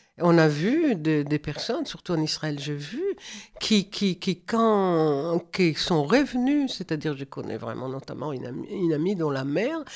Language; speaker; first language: French; non-native, fluent; German